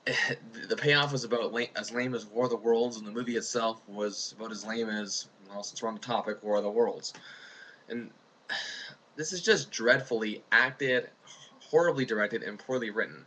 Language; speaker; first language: English; native; English